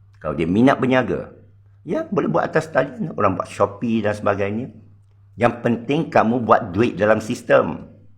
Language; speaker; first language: Malay; non-native, local second language; Chinese